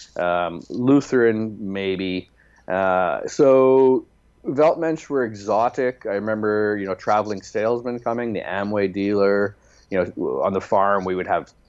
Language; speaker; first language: English; native; English